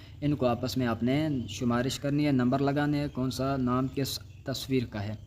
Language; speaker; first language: Urdu; native; Urdu